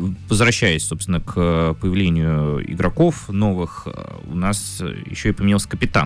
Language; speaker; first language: Russian; native; Russian